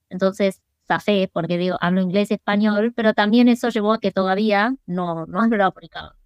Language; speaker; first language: Spanish; early bilingual, other home language; English